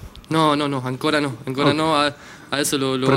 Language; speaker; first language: Italian; non-native, learner; Spanish